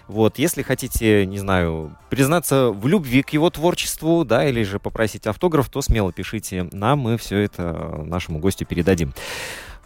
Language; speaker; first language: Russian; native; Russian